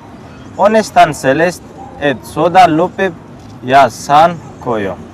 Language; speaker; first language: Estonian; non-native, learner; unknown